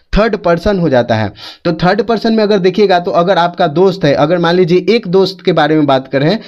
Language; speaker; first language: Hindi; native; Hindi